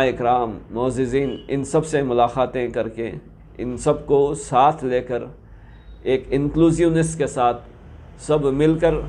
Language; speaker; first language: Hindi; non-native, local second language; Urdu